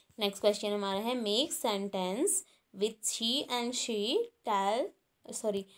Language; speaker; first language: Hindi; native; Hindi